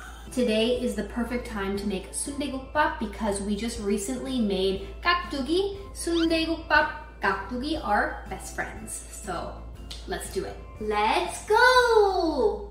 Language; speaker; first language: English; native; English